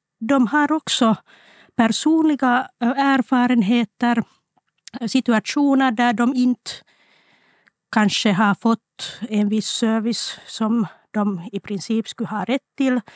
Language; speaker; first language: Swedish; non-native, local second language; Finnish